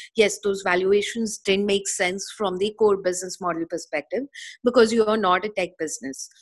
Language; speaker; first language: English; non-native, local second language; Hindi